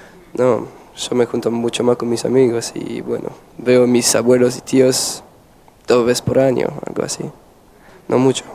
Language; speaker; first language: Spanish; non-native, fluent; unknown